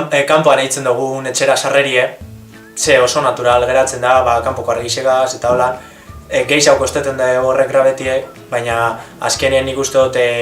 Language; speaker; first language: Basque; native; Basque